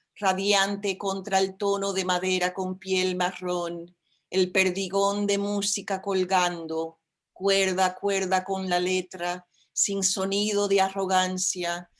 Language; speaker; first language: Spanish; early bilingual, heritage; Spanish